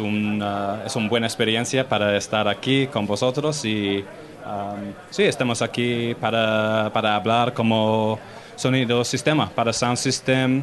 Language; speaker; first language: Spanish; non-native, learner; English